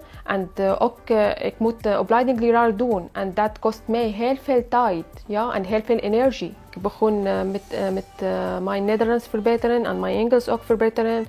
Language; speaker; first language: Dutch; non-native, learner; Arabic